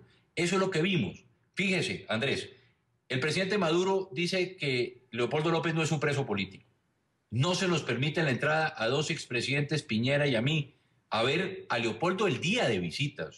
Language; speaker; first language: Spanish; native; Spanish